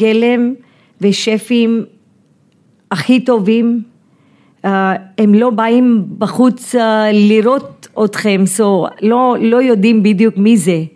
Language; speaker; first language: Hebrew; non-native, fluent; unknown